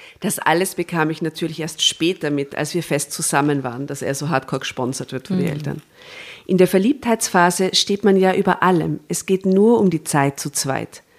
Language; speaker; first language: German; native; German